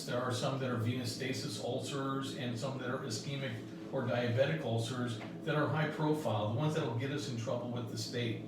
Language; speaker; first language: English; native; English